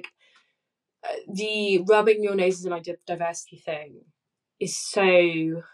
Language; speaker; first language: English; native; English